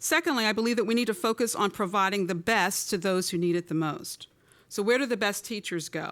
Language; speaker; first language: English; native; English